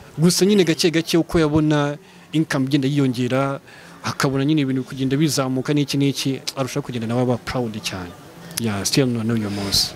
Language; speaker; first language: Kinyarwanda; early bilingual, heritage; Kinyarwanda